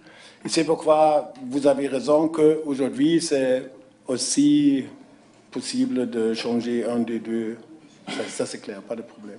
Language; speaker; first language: French; non-native, fluent; German